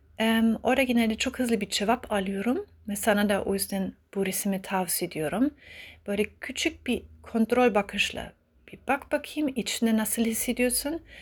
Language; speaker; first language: Turkish; early bilingual, heritage; Turkish